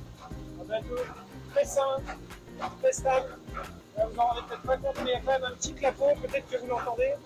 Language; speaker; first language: French; native; French